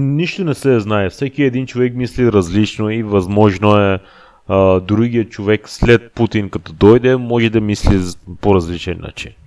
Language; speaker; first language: Bulgarian; non-native, fluent; Persian